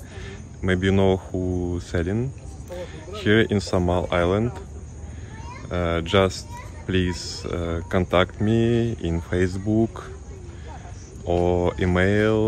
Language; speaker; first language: English; non-native, learner; Russian